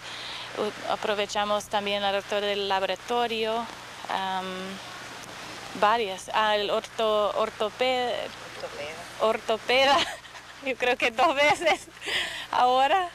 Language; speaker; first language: Spanish; non-native, fluent; English